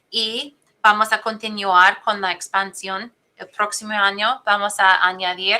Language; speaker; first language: Spanish; non-native, fluent; English